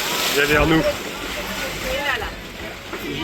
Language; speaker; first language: French; native; French